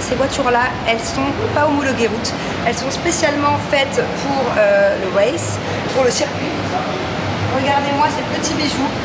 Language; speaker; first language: French; native; French